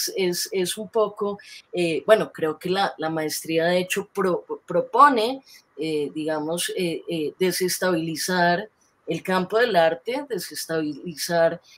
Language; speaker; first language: Spanish; native; Spanish